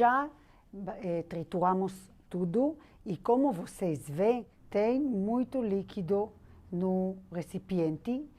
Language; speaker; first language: Portuguese; non-native, fluent; Hebrew